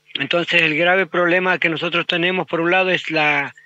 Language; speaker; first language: Spanish; native; Spanish